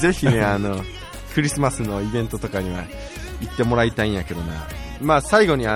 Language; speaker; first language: Japanese; native; Japanese